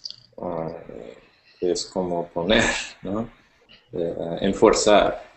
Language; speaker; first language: Spanish; non-native, learner; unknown